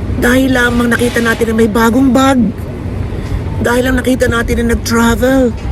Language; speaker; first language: Filipino; native; Filipino